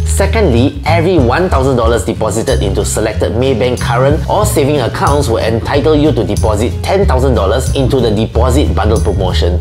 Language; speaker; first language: English; native; English